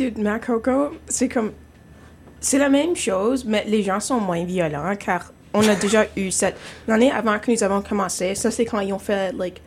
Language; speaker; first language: French; non-native, local second language; English